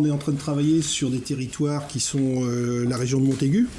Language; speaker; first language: French; native; French